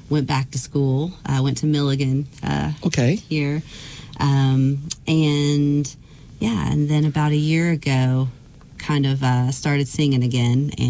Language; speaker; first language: English; native; English